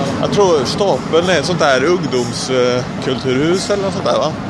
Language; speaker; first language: Swedish; native; Swedish